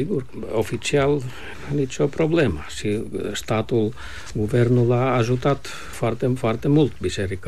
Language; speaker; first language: Romanian; non-native, fluent; Finnish